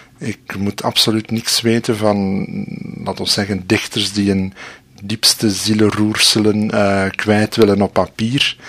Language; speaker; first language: Dutch; native; Dutch